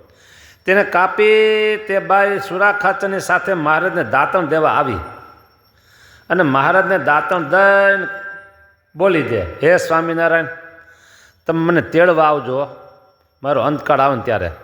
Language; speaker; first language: Gujarati; native; Gujarati